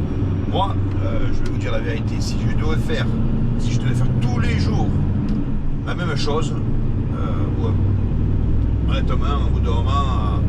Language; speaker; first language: French; native; French